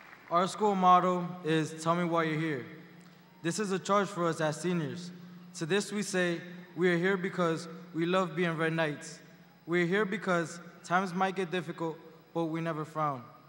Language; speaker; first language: English; early bilingual, other home language; Spanish